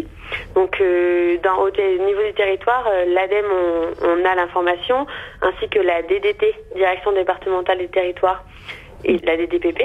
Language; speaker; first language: French; native; French